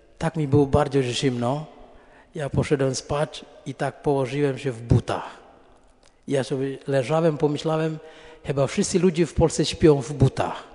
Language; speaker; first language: Polish; non-native, fluent; Indonesian